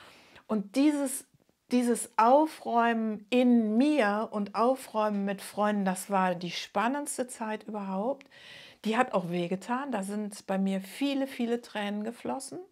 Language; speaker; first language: German; native; German